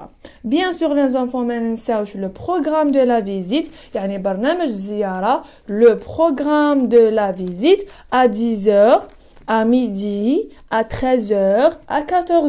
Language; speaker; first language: French; non-native, local second language; Arabic